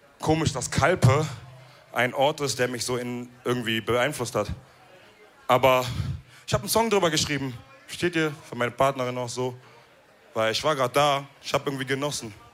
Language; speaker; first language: German; early bilingual, other home language; Wolof